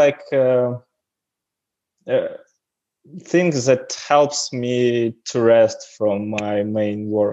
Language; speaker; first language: English; non-native, learner; Russian